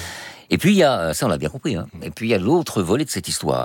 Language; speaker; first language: French; native; French